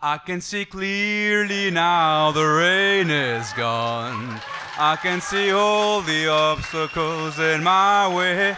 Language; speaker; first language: English; non-native, fluent; Arabic